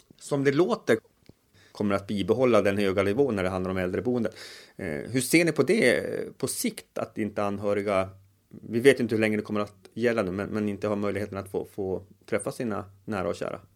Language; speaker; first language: Swedish; native; Swedish